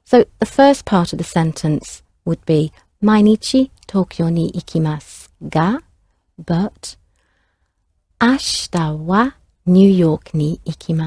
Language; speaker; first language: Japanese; non-native, fluent; English